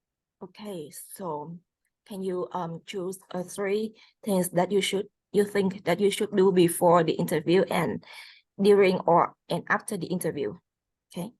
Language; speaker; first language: English; non-native, fluent; Vietnamese